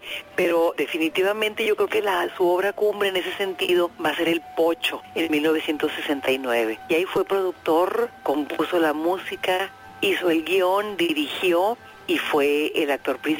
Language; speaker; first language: Spanish; native; Spanish